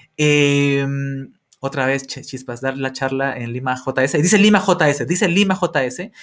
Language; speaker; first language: Spanish; native; Spanish